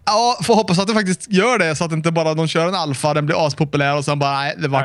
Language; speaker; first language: Swedish; native; Swedish